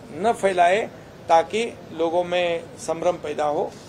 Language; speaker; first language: Hindi; non-native, local second language; Marathi